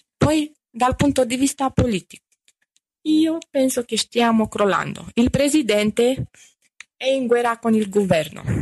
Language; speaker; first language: Italian; non-native, fluent; Romanian